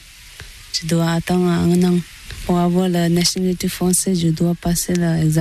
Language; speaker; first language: French; non-native, learner; Tibetan